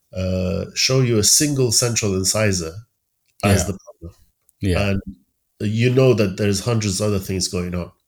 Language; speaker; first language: English; early bilingual, other home language; Persian